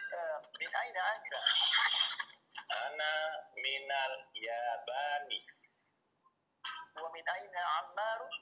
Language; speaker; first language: Arabic; non-native, learner; Indonesian